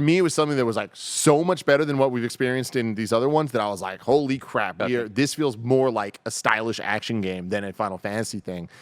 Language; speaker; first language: English; native; English